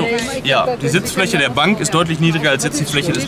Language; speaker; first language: German; native; German